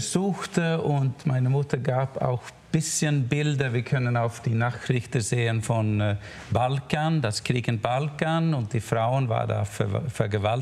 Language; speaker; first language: German; non-native, learner; Swedish